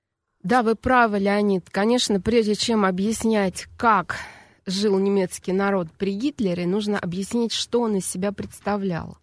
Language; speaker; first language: Russian; native; Russian